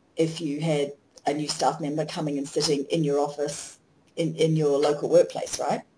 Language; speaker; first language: English; native; English